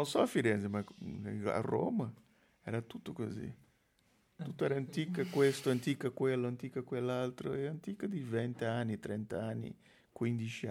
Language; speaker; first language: Italian; non-native, fluent; Portuguese